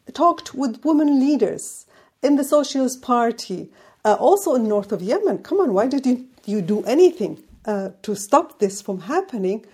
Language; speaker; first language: English; non-native, fluent; Arabic